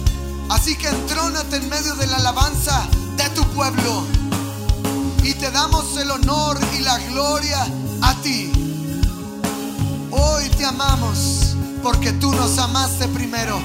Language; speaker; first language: Spanish; native; Spanish